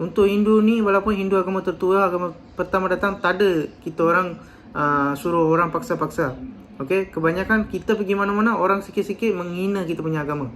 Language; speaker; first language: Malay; non-native, local second language; Tamil